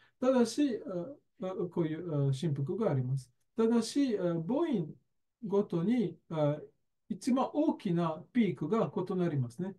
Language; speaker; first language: Japanese; native; Japanese